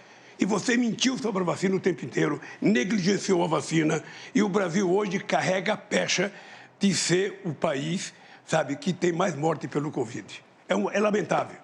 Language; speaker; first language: Portuguese; native; Portuguese